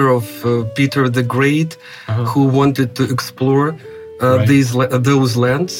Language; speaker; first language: English; non-native, fluent; Kazakh